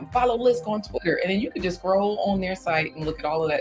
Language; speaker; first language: English; native; English